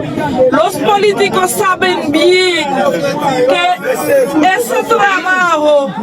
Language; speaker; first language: Spanish; non-native, fluent; Haitian Creole